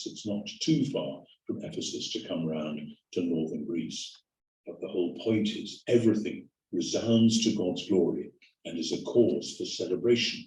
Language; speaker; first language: English; native; English